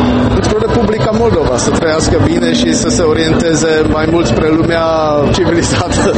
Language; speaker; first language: Romanian; non-native, fluent; Czech